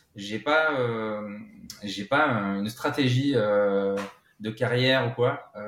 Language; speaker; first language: French; native; French